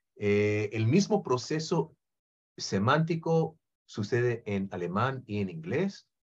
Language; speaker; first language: Spanish; non-native, fluent; Hebrew